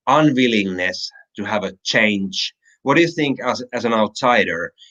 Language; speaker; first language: English; non-native, fluent; Finnish